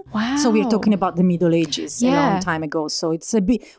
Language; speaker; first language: English; non-native, fluent; Italian